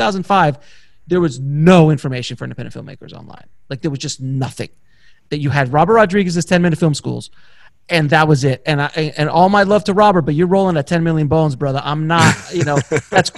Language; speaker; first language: English; native; English